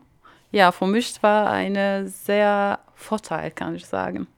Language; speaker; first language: German; non-native, learner; Arabic